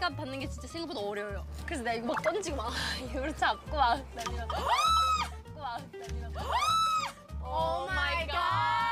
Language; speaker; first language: Korean; early bilingual, heritage; Korean